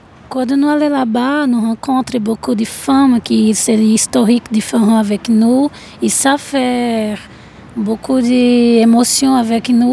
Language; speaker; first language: French; non-native, learner; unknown